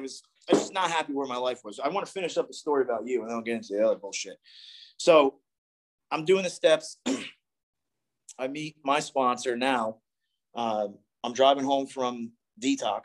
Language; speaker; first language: English; native; English